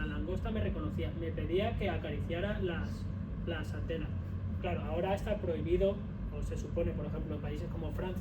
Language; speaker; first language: Spanish; native; Spanish